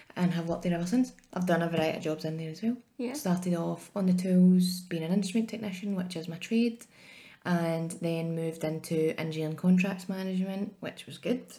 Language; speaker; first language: English; native; English